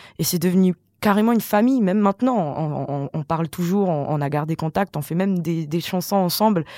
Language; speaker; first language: French; non-native, local second language; Malagasy